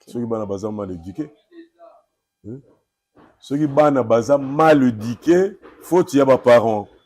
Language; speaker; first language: Lingala; native; Lingala